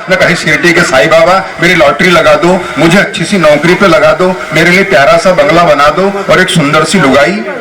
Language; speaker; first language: Hindi; non-native, local second language; Telugu